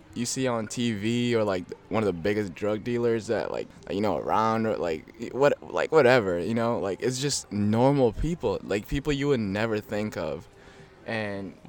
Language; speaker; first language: English; early bilingual, other home language; Amharic